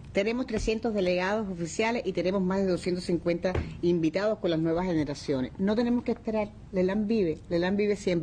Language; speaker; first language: Spanish; native; Spanish